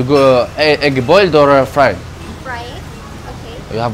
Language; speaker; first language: English; non-native, learner; Arabic